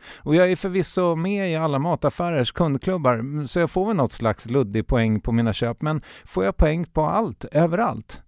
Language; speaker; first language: Swedish; native; Swedish